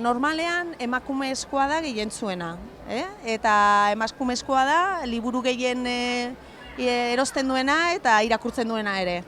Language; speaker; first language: Basque; native; Basque